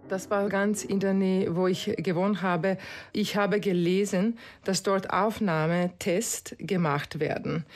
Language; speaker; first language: German; non-native, fluent; Croatian